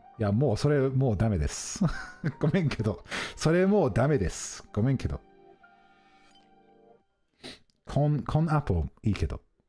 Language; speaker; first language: Japanese; non-native, fluent; English